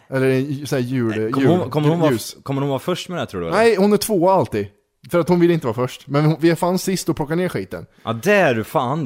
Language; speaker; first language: Swedish; native; Swedish